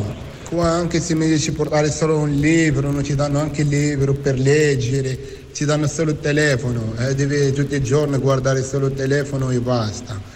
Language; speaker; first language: Italian; non-native, fluent; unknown